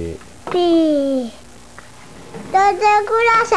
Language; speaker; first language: Japanese; native; Japanese